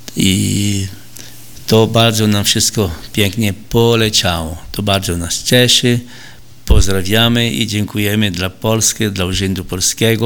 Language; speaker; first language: Polish; early bilingual, heritage; Polish